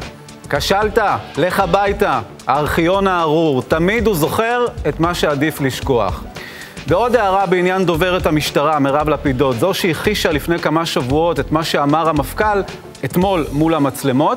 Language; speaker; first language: Hebrew; native; Hebrew